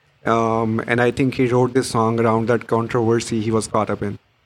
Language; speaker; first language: English; non-native, local second language; Punjabi